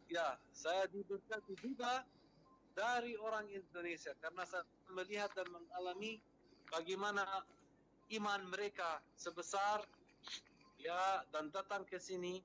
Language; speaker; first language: Indonesian; non-native, fluent; Arabic